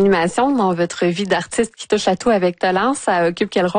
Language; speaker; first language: French; native; French